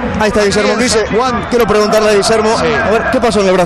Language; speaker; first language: Spanish; native; Spanish